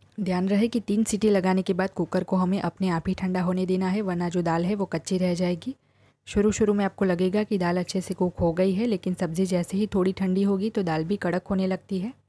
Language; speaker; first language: Hindi; non-native, local second language; Gujarati